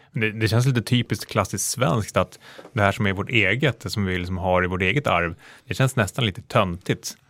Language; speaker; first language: Swedish; native; Swedish